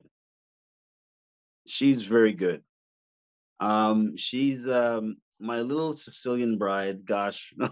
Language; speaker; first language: English; native; English